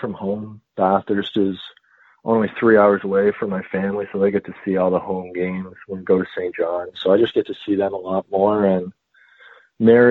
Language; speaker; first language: English; native; English